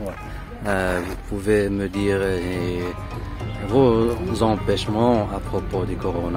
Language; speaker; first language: French; non-native, local second language; Arabic